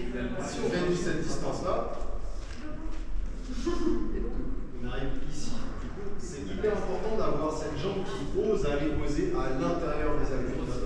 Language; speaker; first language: French; native; French